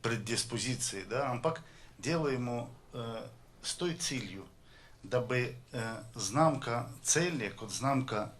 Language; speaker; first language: Slovenian; non-native, learner; Russian